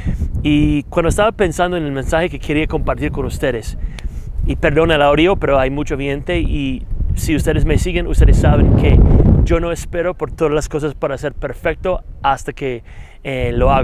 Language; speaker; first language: Spanish; non-native, fluent; English